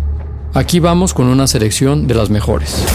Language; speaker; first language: Spanish; native; Spanish